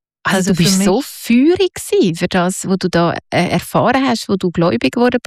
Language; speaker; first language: German; native; German